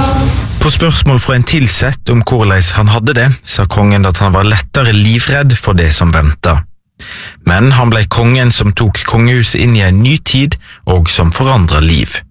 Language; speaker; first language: Norwegian; native; Norwegian